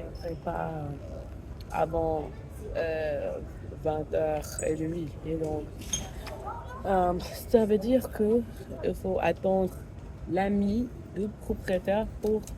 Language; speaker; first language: French; non-native, fluent; English